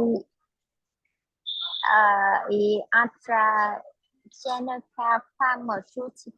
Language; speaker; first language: English; non-native, learner; Vietnamese